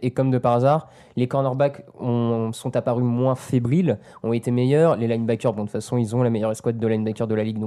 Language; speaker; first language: French; native; French